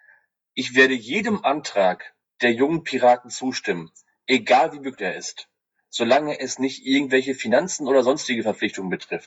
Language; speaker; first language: German; native; German